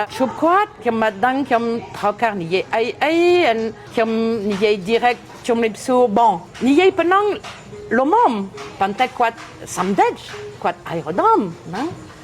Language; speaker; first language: Khmer; non-native, fluent; French